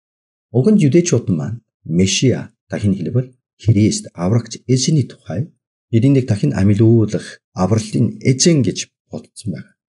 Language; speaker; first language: Mongolian; non-native, fluent; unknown